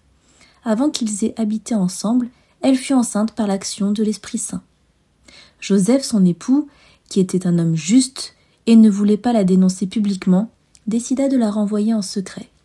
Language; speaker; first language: French; native; French